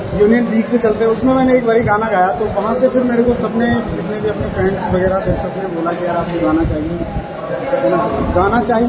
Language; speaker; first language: Hindi; non-native, local second language; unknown